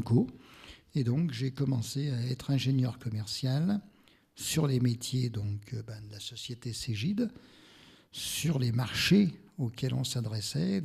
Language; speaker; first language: French; native; French